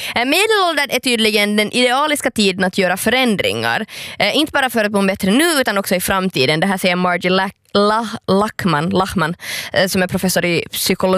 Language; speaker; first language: Swedish; native; Swedish